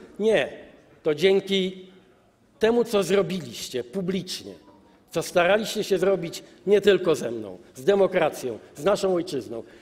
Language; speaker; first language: Polish; native; Polish